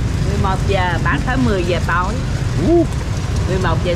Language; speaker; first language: Vietnamese; native; Vietnamese